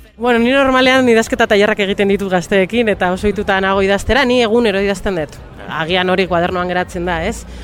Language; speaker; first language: Basque; non-native, local second language; Spanish